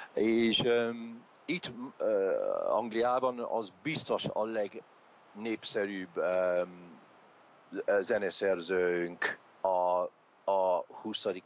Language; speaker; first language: Hungarian; non-native, learner; English